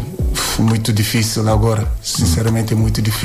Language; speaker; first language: Portuguese; non-native, learner; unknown